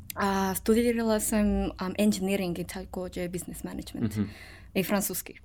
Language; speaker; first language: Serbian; non-native, learner; English